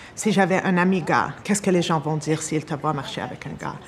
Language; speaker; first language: French; early bilingual, heritage; French